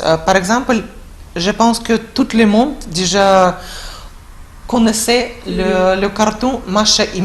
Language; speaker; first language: French; non-native, fluent; Russian